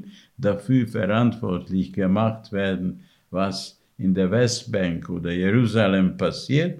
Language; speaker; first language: German; non-native, fluent; Hungarian